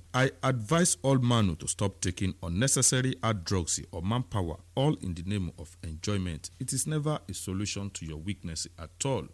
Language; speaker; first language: Nigerian Pidgin; non-native, local second language; Yoruba